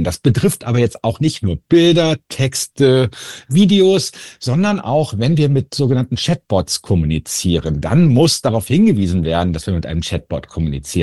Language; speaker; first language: German; native; German